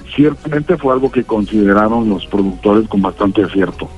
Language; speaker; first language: Spanish; native; Spanish